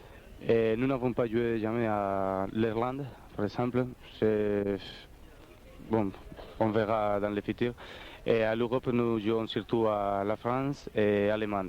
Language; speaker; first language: French; non-native, fluent; Spanish